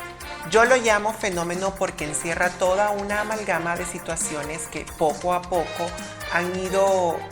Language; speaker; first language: Spanish; native; Spanish